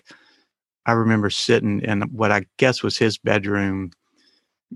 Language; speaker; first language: English; native; English